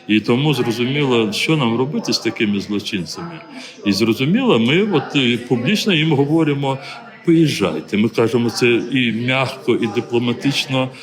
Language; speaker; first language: Ukrainian; non-native, local second language; Crimean Tatar